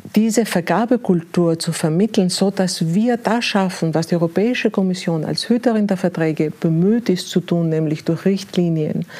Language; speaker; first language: German; non-native, fluent; Greek